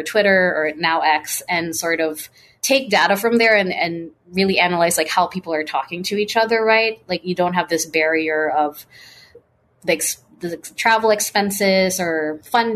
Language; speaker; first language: English; non-native, local second language; Filipino